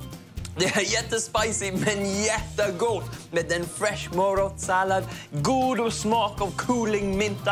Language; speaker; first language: Swedish; non-native, learner; English